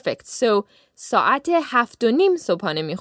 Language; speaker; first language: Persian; early bilingual, heritage; Persian